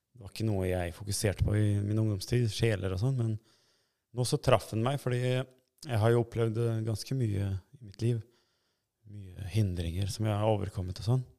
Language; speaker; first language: Norwegian; early bilingual, other home language; Albanian